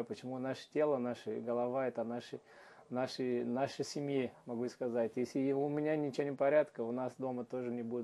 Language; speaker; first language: Russian; non-native, learner; Portuguese